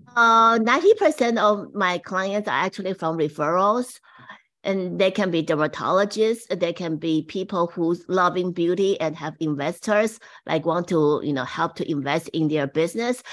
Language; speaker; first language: English; non-native, fluent; Chinese